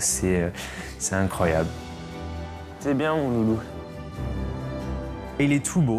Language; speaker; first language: French; native; French